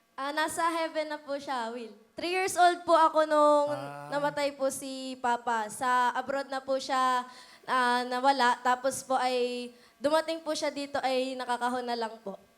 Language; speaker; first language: Filipino; native; Filipino